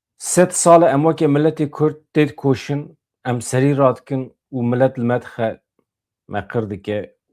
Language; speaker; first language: Kurdish; native; Kurdish